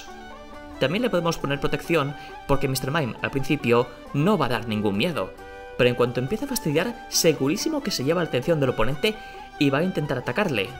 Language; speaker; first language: Spanish; native; Spanish